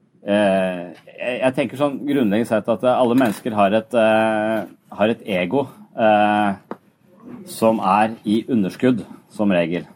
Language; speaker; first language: Norwegian; native; Norwegian